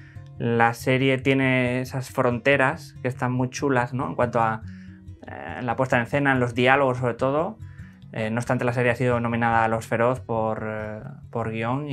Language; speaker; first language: Spanish; native; Spanish